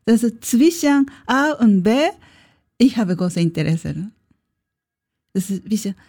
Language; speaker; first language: German; non-native, learner; Japanese